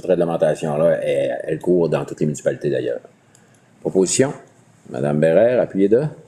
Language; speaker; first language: French; native; French